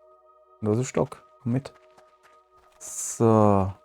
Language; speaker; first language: German; native; German